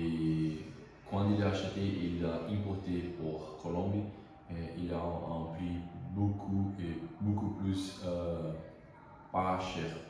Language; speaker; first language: French; non-native, learner; Portuguese